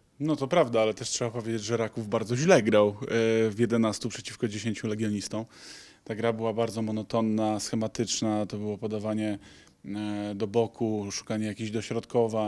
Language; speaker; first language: Polish; native; Polish